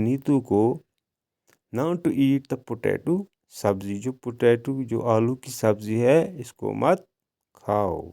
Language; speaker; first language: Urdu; non-native, local second language; Kashmiri